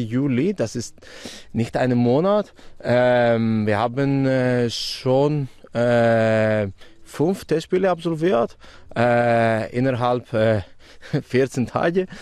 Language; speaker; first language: German; non-native, fluent; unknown